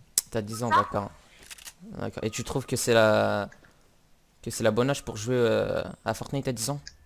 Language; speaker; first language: French; native; French